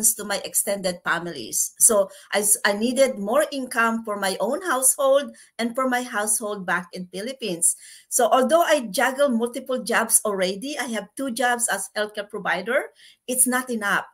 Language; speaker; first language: English; non-native, local second language; Filipino